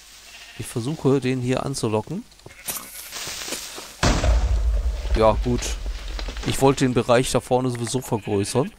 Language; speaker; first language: German; native; German